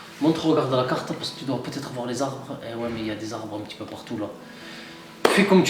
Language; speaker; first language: French; native; French